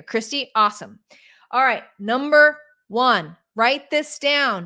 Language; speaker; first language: English; native; English